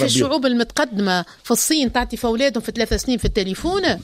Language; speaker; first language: Arabic; native; Arabic